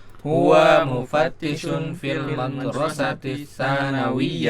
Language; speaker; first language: Arabic; non-native, learner; Indonesian